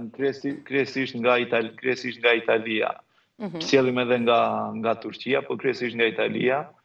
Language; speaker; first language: Albanian; native; Albanian